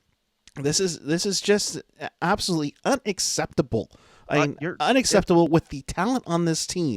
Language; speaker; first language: English; native; English